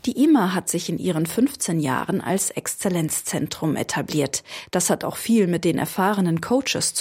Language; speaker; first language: German; native; German